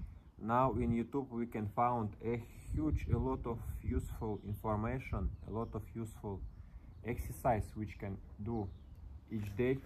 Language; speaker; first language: English; non-native, learner; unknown